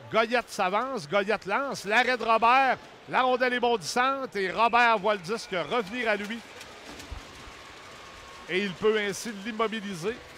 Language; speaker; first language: French; native; French